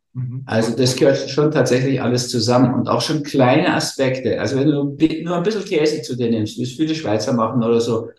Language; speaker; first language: German; native; German